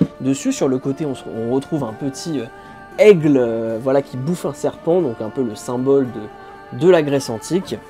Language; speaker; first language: French; native; French